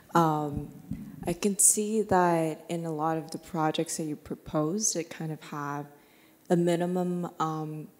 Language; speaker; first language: English; non-native, fluent; Chinese